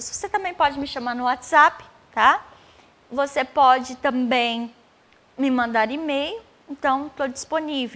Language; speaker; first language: Portuguese; native; Portuguese